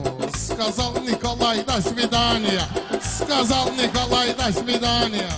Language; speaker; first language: Russian; non-native, local second language; Talysh